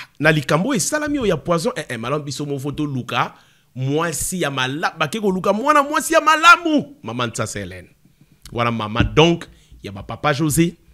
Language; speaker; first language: Lingala; non-native, local second language; Kongo